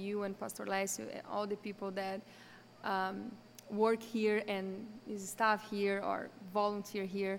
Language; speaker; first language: English; non-native, fluent; Portuguese